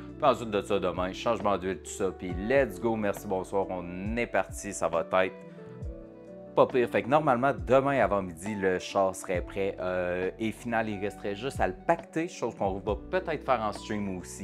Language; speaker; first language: French; native; French